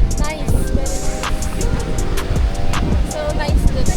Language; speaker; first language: English; non-native, local second language; Filipino